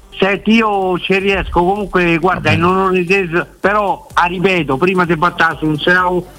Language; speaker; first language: Italian; native; Italian